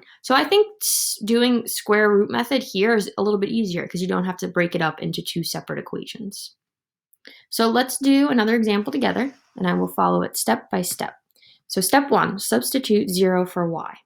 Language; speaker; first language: English; native; English